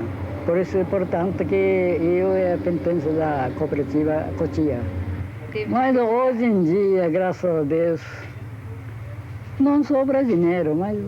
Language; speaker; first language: Portuguese; non-native, learner; Japanese